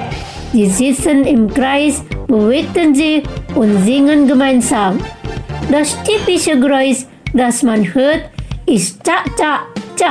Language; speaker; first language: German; non-native, fluent; Indonesian